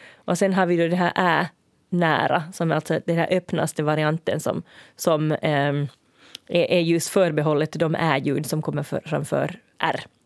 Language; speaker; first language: Swedish; native; Swedish